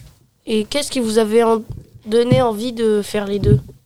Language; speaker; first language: French; native; French